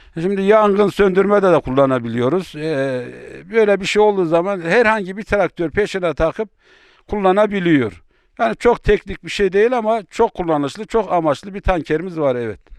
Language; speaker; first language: Turkish; native; Turkish